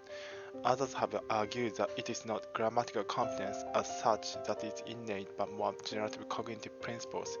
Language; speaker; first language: English; non-native, fluent; Japanese